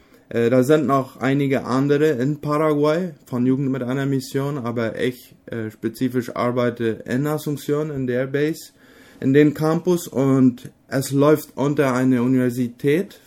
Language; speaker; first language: German; non-native, local second language; Low German